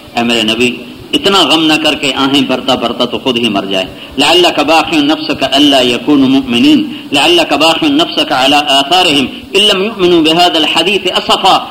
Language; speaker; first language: Urdu; non-native, local second language; Punjabi